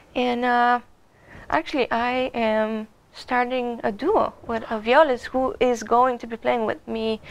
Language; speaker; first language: English; non-native, fluent; Bulgarian